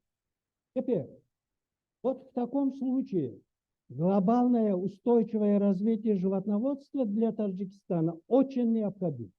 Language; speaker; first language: Russian; native; Russian